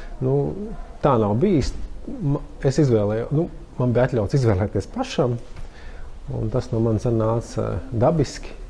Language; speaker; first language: Latvian; native; Latvian